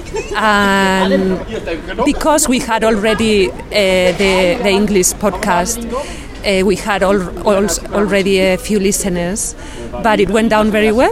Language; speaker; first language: English; non-native, fluent; Spanish